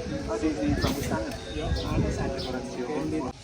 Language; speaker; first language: German; non-native, learner; Balinese